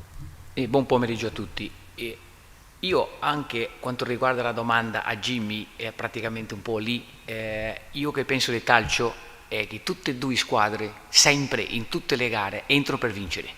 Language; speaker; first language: Italian; non-native, learner; Portuguese